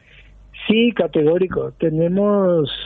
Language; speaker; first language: Spanish; native; Spanish